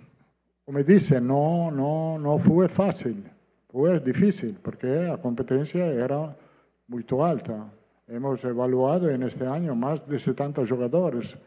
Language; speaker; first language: Portuguese; non-native, fluent; Italian